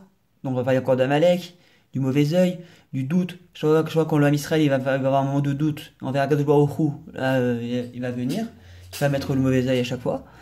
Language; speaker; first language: French; native; French